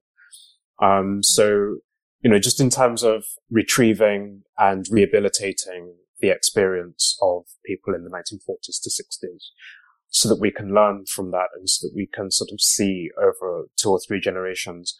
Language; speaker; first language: English; native; English